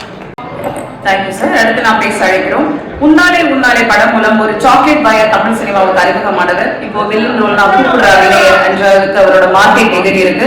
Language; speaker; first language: Tamil; native; Tamil